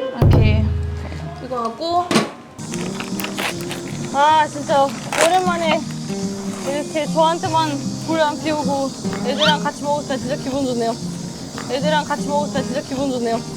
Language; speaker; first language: Korean; non-native, fluent; German